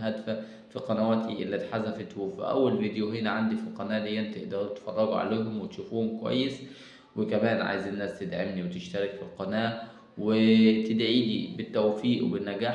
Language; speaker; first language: Arabic; native; Arabic